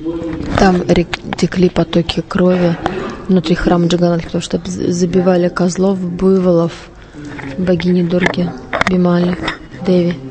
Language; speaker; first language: Russian; non-native, learner; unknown